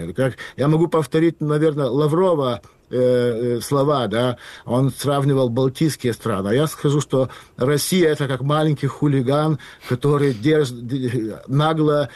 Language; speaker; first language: Russian; non-native, fluent; Lithuanian